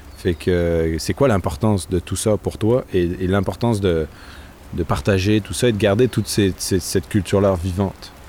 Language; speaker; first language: French; native; French